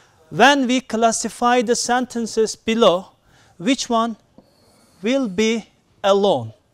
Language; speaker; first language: English; non-native, fluent; Turkish